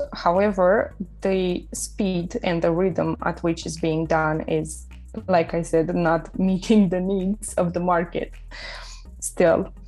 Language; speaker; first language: English; non-native, fluent; Romanian